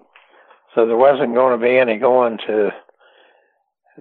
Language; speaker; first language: English; native; English